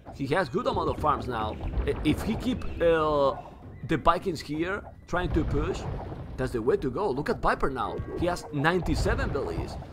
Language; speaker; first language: English; non-native, fluent; Spanish